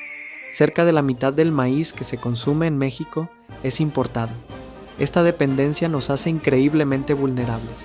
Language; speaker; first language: Spanish; native; Spanish